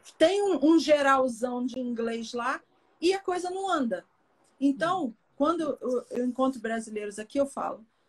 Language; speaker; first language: Portuguese; native; Portuguese